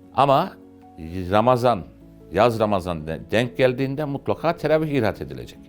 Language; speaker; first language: Turkish; native; Turkish